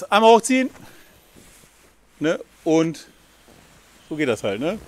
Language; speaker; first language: German; native; German